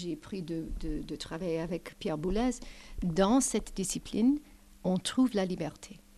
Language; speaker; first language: French; non-native, learner; English